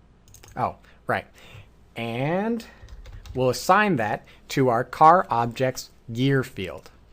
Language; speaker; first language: English; native; English